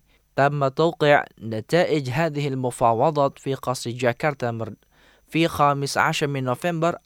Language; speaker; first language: Arabic; native; Arabic